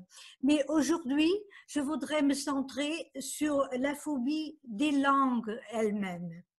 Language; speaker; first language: French; non-native, fluent; Portuguese